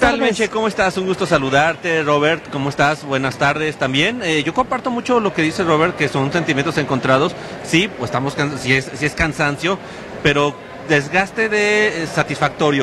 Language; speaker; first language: Spanish; native; Spanish